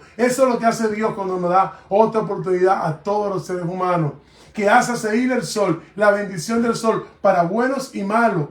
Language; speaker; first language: Spanish; native; Spanish